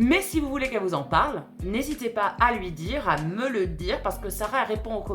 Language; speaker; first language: French; native; French